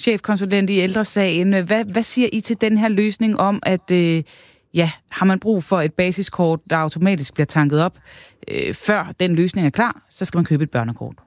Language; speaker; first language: Danish; native; Danish